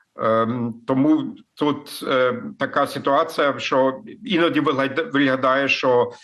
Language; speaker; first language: Ukrainian; non-native, fluent; German